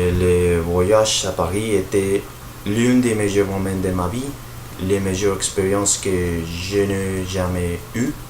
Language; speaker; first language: French; non-native, learner; Spanish